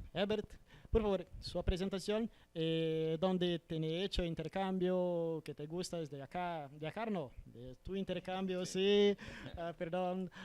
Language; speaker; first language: Spanish; non-native, learner; Portuguese